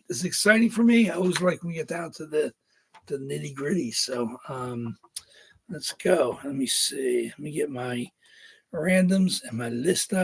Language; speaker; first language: English; native; English